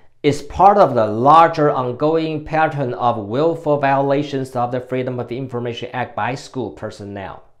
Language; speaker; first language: English; non-native, fluent; Chinese